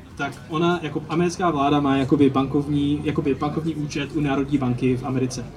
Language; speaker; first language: Czech; early bilingual, heritage; Czech